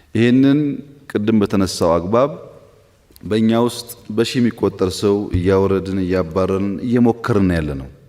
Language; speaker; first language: Amharic; non-native, local second language; Oromo